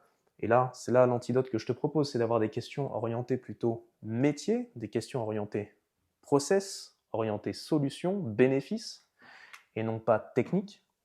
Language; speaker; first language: French; native; French